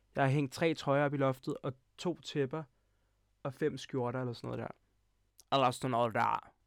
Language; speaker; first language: Danish; early bilingual, other home language; Serbian